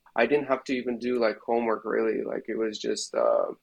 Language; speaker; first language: English; non-native, fluent; Russian